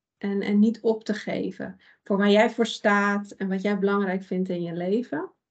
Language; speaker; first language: Dutch; early bilingual, other home language; Persian